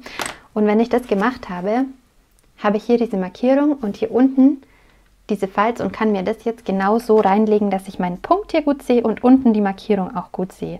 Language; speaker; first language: German; native; German